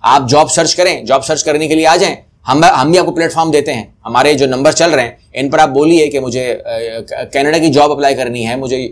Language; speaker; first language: Urdu; native; Urdu